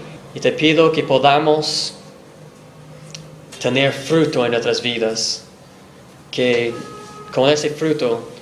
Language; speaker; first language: Spanish; non-native, fluent; English